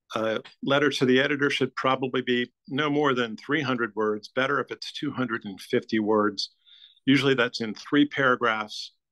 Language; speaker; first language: English; native; English